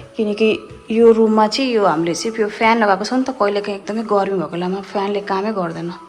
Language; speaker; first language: Nepali; native; Nepali